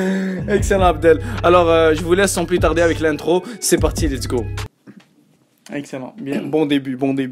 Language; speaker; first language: French; native; French